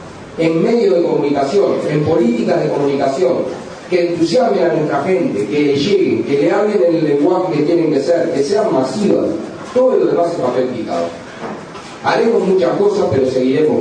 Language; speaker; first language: Spanish; native; Spanish